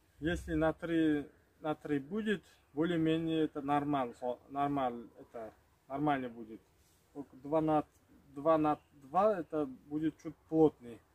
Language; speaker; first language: Russian; non-native, local second language; Uzbek